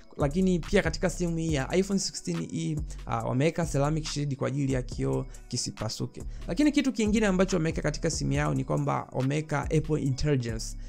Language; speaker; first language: Swahili; native; Swahili